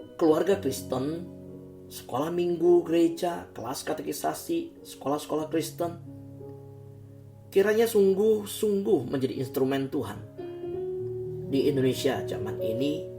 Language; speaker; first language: Indonesian; native; Indonesian